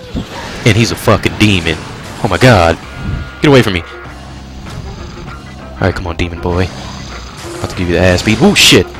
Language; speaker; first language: English; native; English